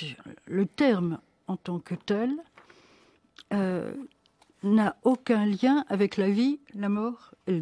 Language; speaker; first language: French; native; French